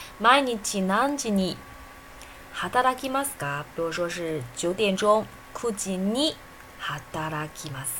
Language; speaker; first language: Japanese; non-native, fluent; Chinese